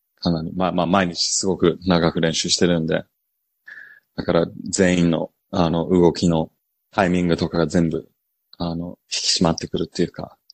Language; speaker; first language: Japanese; early bilingual, heritage; Japanese